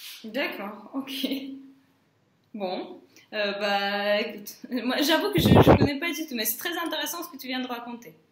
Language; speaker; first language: French; non-native, fluent; Russian